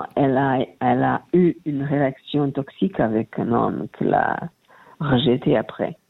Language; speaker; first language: French; non-native, learner; Portuguese